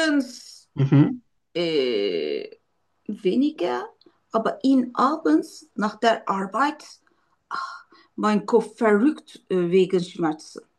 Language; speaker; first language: German; non-native, learner; Turkish